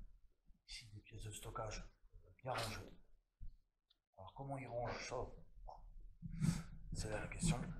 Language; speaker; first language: French; native; French